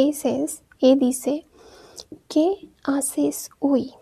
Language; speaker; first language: Spanish; non-native, fluent; Hindi